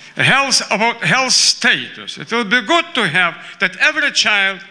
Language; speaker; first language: English; non-native, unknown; Lithuanian